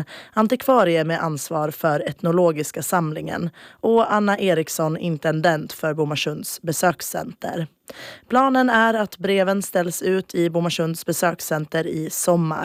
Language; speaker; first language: Swedish; native; Swedish